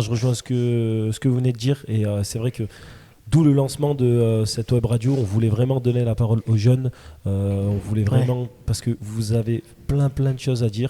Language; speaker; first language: French; native; French